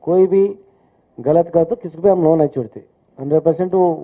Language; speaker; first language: Hindi; non-native, local second language; Telugu